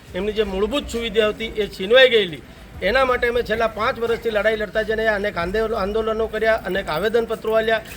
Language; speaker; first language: Gujarati; non-native, local second language; Bhili